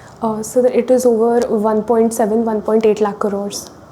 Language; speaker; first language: English; non-native, local second language; Hindi